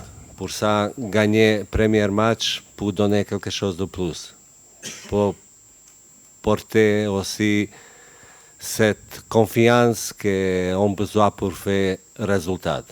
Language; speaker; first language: French; non-native, learner; Bosnian